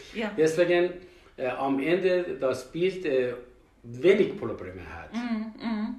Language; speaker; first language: German; non-native, fluent; Persian